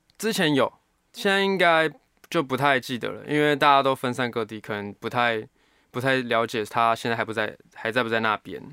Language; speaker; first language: Chinese; native; Chinese